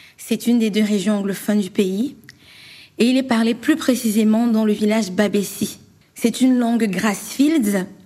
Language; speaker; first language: French; native; French